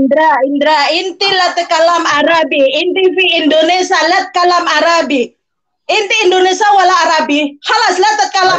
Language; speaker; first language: Arabic; non-native, learner; Indonesian